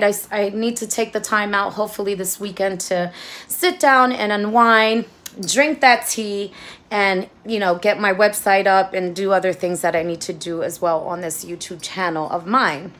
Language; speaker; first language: English; native; English